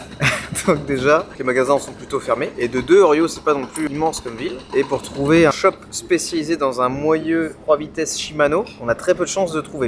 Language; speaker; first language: French; native; French